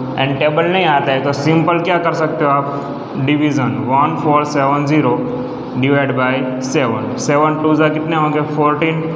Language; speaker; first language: Hindi; non-native, local second language; Gujarati